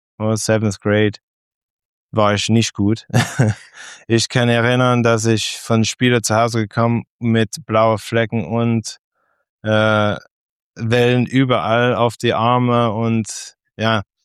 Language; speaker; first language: German; non-native, learner; English